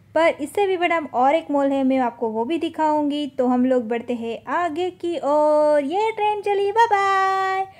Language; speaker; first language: Hindi; non-native, local second language; Gujarati